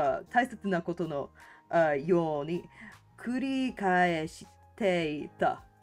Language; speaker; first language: Japanese; non-native, learner; English